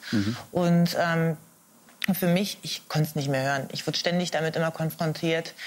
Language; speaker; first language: German; early bilingual, other home language; Arabic